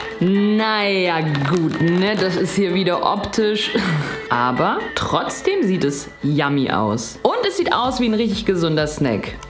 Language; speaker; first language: German; early bilingual, other home language; Polish